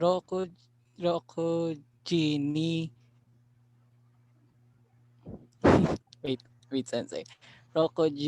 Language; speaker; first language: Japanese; non-native, learner; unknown